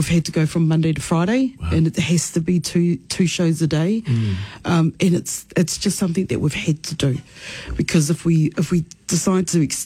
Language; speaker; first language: English; native; English